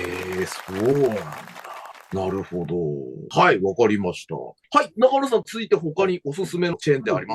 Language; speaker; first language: Japanese; native; Japanese